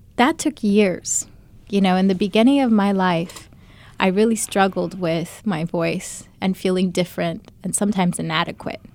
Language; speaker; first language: English; early bilingual, other home language; Bangla